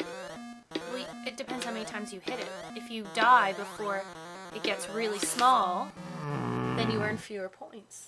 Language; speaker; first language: English; native; English